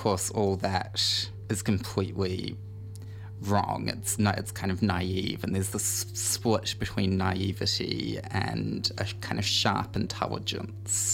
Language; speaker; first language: English; native; English